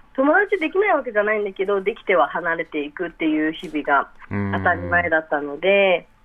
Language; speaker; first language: Japanese; early bilingual, other home language; Rohingya